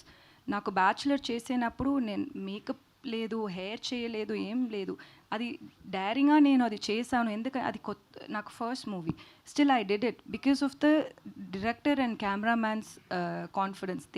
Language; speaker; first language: Telugu; non-native, learner; Tamil